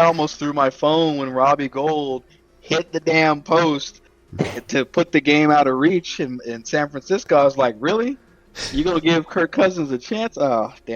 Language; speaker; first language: English; native; English